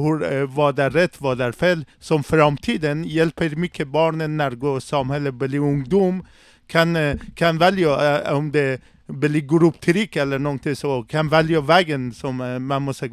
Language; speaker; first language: Swedish; non-native, learner; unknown